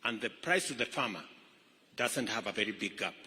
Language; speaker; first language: English; non-native, local second language; Kalenjin